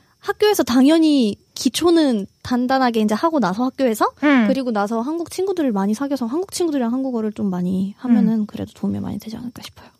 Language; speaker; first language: Korean; early bilingual, other home language; Russian